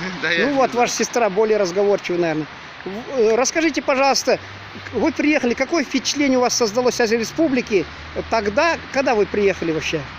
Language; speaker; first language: Russian; native; Russian